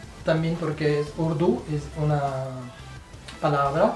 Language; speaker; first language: Spanish; non-native, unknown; Urdu